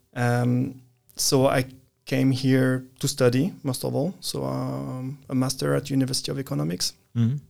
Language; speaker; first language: English; non-native, fluent; French